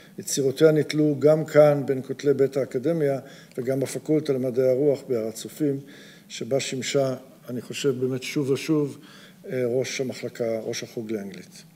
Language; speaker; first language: Hebrew; early bilingual, other home language; English